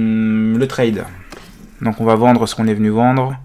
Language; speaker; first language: French; native; French